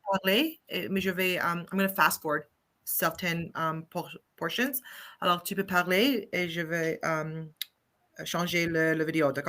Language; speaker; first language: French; non-native, fluent; English